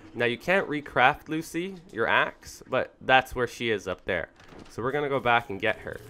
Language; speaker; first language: English; native; English